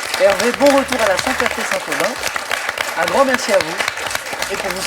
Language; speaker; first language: French; native; French